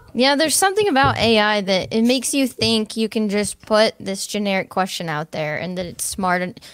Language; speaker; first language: English; native; English